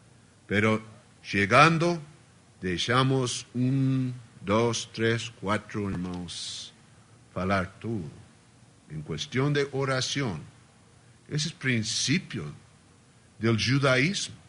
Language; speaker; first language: Spanish; non-native, learner; Portuguese